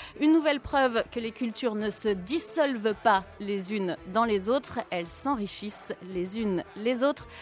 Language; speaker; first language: French; native; French